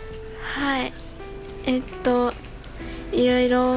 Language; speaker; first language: Japanese; non-native, learner; English